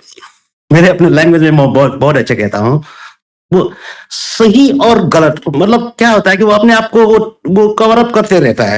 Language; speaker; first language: Hindi; non-native, local second language; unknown